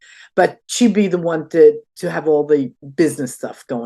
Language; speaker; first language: English; native; English